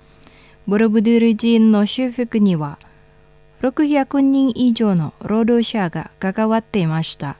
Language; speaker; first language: Japanese; non-native, fluent; Indonesian